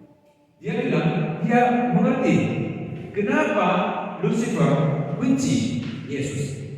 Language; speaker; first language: Indonesian; non-native, fluent; Korean